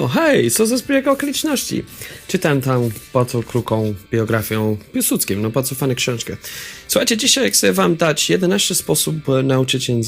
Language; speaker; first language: Polish; non-native, fluent; English